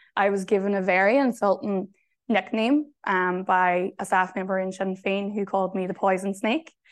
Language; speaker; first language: English; native; English